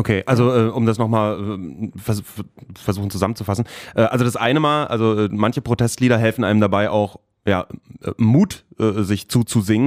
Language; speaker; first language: German; native; German